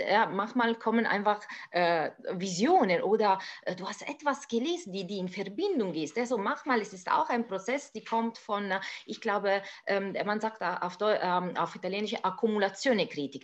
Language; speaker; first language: German; non-native, fluent; Italian